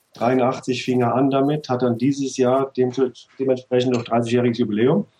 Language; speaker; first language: German; native; German